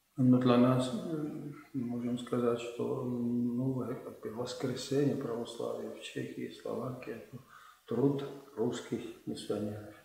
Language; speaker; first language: Russian; non-native, fluent; Czech